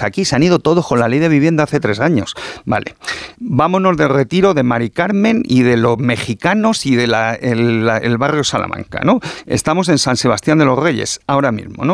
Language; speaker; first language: Spanish; native; Spanish